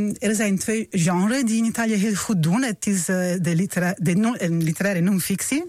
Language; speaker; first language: Dutch; non-native, fluent; Italian